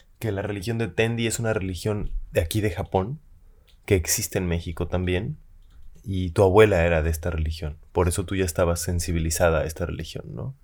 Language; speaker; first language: Spanish; native; Spanish